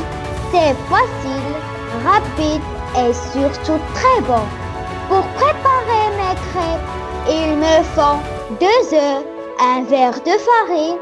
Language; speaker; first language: French; non-native, learner; Arabic